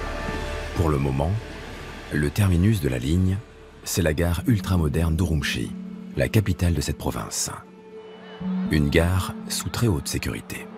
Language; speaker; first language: French; native; French